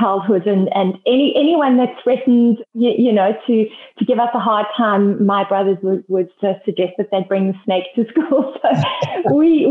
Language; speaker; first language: English; native; English